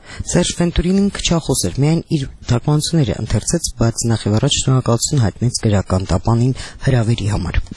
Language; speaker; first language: Armenian; native; Armenian